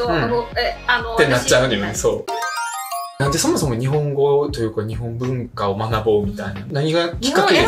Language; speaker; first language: Japanese; early bilingual, other home language; Russian